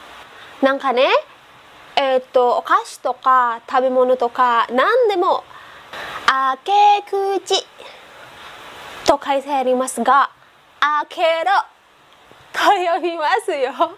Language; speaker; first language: Japanese; non-native, learner; Indonesian